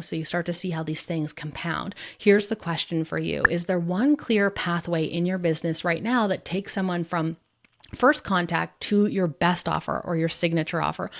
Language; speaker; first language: English; native; English